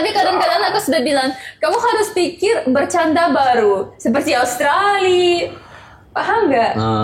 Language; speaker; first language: Indonesian; non-native, learner; Russian